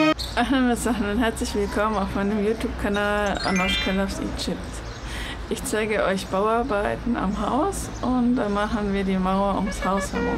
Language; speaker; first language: German; native; German